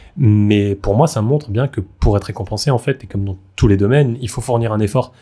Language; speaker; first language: French; native; French